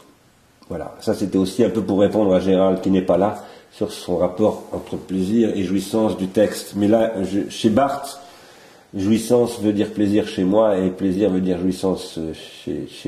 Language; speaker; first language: French; native; French